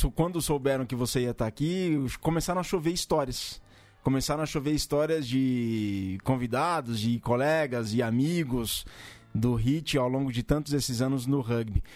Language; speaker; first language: Portuguese; native; Portuguese